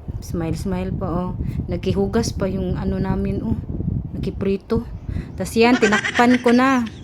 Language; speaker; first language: Filipino; non-native, local second language; Cebuano